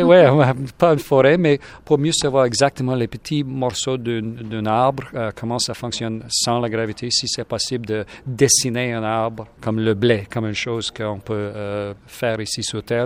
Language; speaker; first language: French; non-native, local second language; English